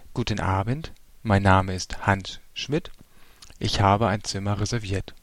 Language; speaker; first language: German; native; German